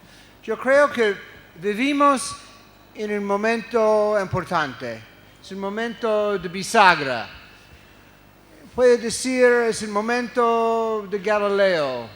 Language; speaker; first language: Spanish; non-native, fluent; English